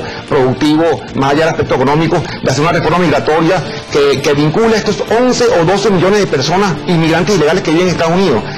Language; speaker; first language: Spanish; native; Spanish